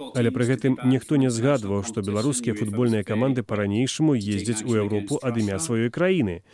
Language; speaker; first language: Belarusian; non-native, fluent; English